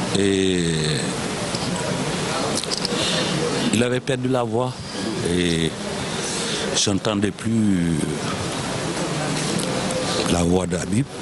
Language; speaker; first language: French; non-native, local second language; Wolof